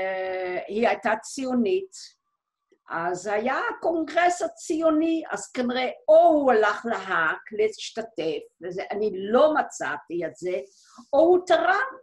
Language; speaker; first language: Hebrew; non-native, fluent; Dutch